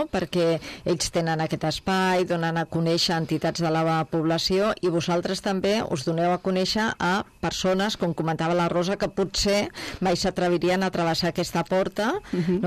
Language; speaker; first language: Catalan; native; Catalan